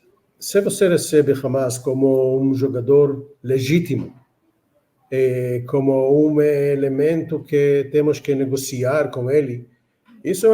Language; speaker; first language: Portuguese; non-native, fluent; Hebrew